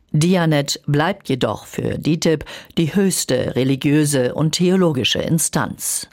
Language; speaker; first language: German; native; German